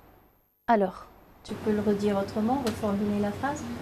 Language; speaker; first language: French; non-native, fluent; Arabic